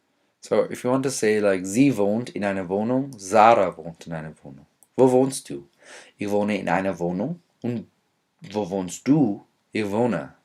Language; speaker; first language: German; non-native, fluent; English